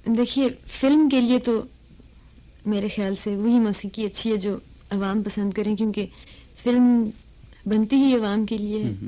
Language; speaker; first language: Urdu; native; Urdu